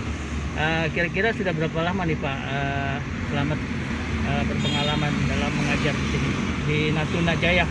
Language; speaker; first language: Indonesian; native; Indonesian